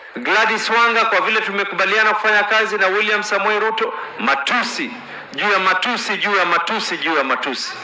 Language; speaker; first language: Swahili; native; Swahili